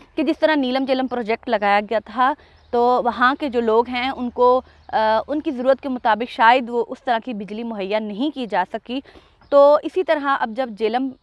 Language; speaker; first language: Urdu; non-native, local second language; Punjabi